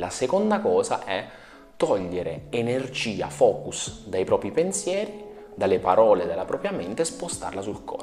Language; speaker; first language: Italian; native; Italian